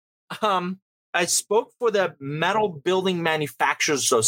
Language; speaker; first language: English; non-native, fluent; Persian